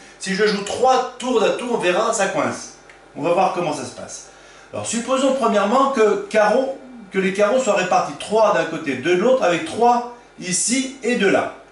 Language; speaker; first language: French; native; French